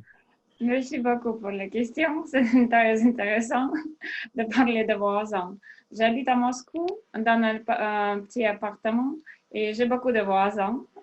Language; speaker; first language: French; non-native, learner; Russian